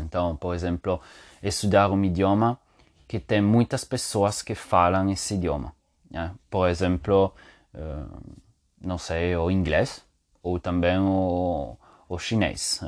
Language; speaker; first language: Portuguese; non-native, learner; Spanish